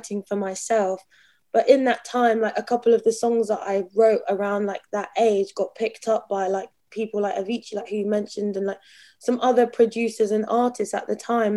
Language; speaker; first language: English; native; English